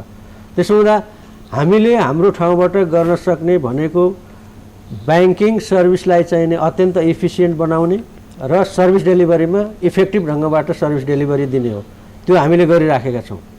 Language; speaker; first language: Nepali; native; Nepali